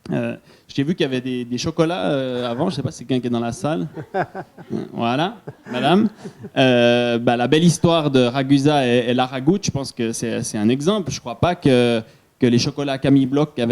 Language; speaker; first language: French; native; French